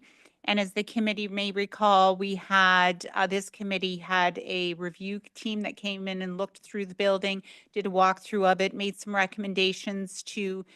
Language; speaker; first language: English; native; English